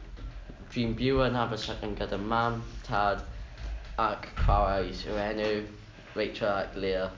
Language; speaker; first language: Welsh; non-native, learner; English